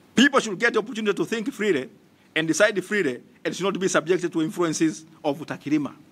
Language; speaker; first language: English; non-native, local second language; Swahili